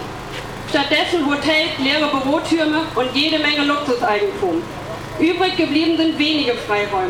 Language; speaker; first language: German; native; German